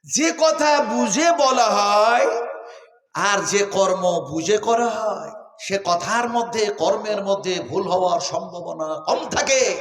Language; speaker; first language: Bangla; non-native, local second language; Urdu